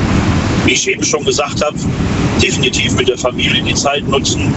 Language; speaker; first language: German; native; German